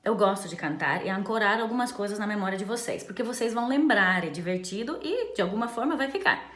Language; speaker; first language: Portuguese; non-native, fluent; Romanian